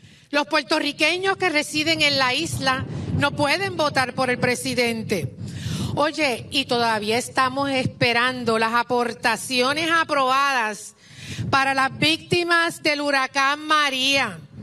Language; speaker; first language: Spanish; native; Spanish